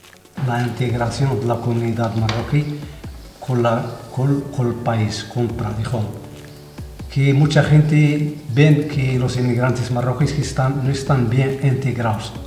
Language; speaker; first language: Spanish; non-native, fluent; Arabic